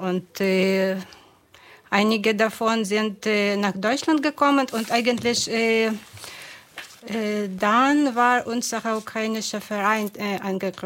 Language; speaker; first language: German; non-native, fluent; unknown